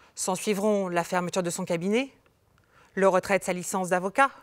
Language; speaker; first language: French; native; French